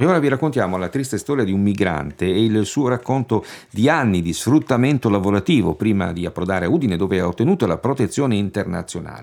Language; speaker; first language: Italian; native; Italian